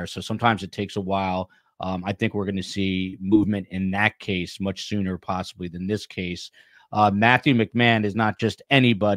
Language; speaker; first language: English; native; English